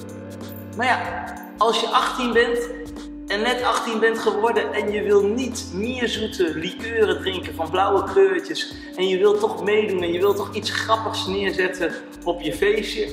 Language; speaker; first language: Dutch; native; Dutch